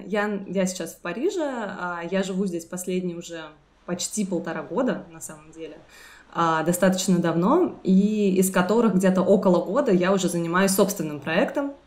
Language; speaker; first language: Russian; native; Russian